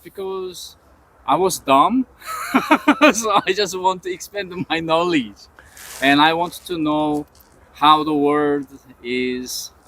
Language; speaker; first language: English; non-native, learner; Korean